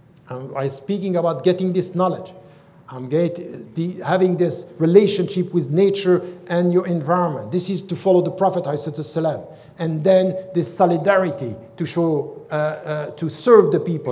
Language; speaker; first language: English; non-native, fluent; French